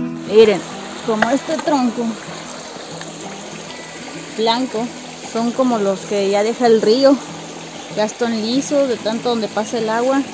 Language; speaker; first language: Spanish; native; Spanish